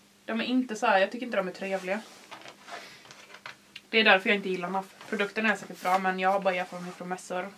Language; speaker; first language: Swedish; native; Swedish